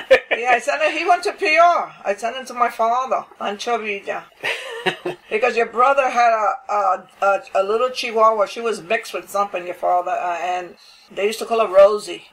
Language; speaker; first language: English; native; English